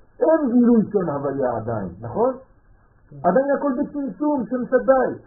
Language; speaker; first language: Hebrew; non-native, fluent; French